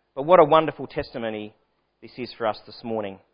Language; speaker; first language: English; native; English